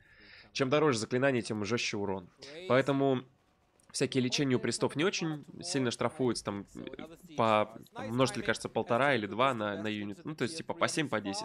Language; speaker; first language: Russian; native; Russian